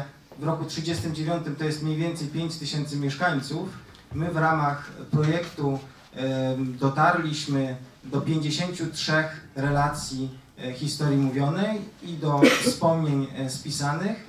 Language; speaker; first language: Polish; native; Polish